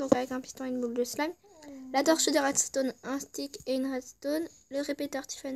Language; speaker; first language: French; native; French